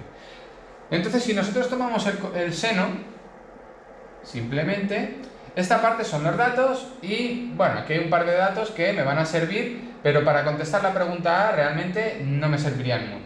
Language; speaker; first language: Spanish; native; Spanish